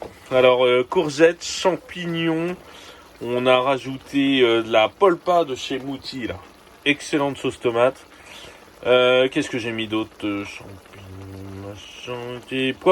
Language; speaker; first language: French; native; French